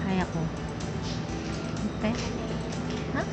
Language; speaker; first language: Japanese; non-native, learner; Filipino